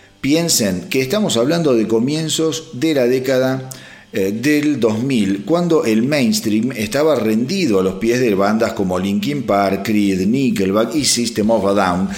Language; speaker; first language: Spanish; native; Spanish